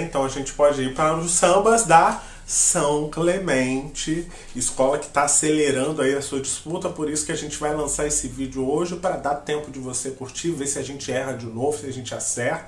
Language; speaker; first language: Portuguese; native; Portuguese